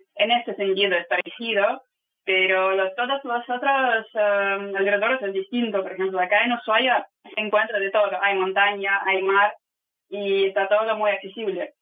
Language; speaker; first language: Spanish; non-native, fluent; Russian